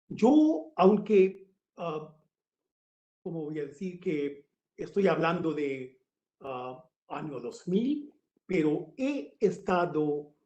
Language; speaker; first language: Spanish; non-native, fluent; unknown